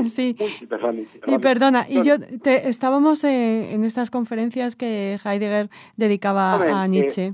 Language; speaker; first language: Spanish; native; Spanish